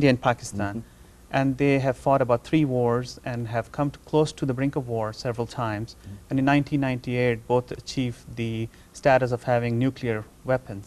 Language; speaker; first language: English; non-native, fluent; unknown